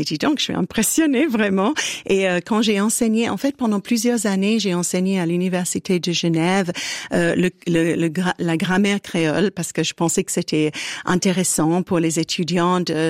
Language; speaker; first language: French; non-native, fluent; English